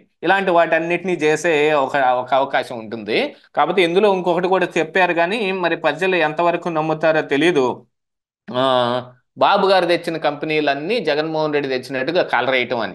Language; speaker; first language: Telugu; native; Telugu